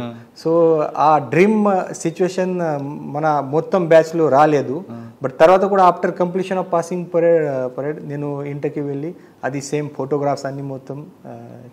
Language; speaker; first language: Telugu; non-native, learner; Marathi